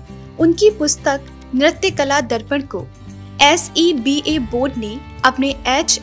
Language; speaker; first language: Hindi; native; Hindi